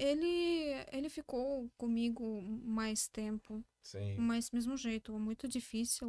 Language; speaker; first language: Portuguese; non-native, learner; Russian